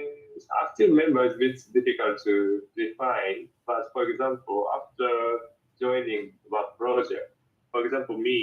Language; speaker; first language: English; non-native, fluent; Japanese